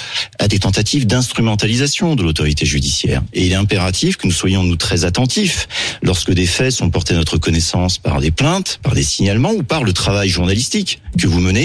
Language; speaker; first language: French; native; French